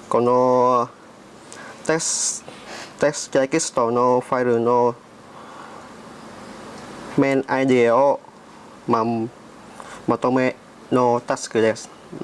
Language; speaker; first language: Japanese; non-native, learner; Vietnamese